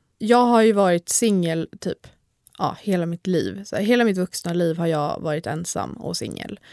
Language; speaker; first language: Swedish; native; Swedish